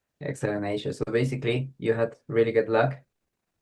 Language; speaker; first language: English; non-native, fluent; Spanish